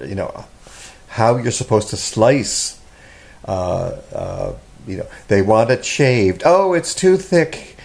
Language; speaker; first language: English; native; English